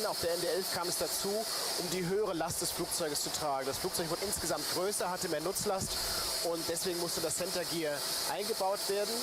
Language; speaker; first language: German; native; German